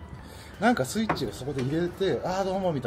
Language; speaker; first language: Japanese; native; Japanese